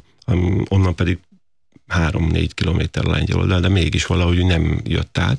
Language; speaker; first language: Hungarian; native; Hungarian